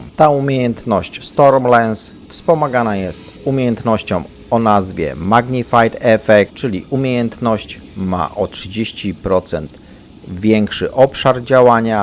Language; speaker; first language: Polish; native; Polish